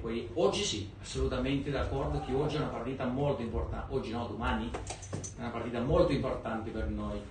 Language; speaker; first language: Italian; non-native, fluent; Portuguese